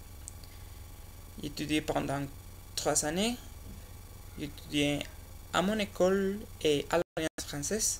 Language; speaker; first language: French; non-native, learner; Spanish